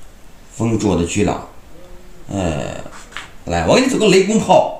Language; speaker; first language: Chinese; native; Chinese